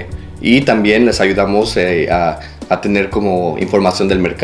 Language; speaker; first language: Spanish; native; Spanish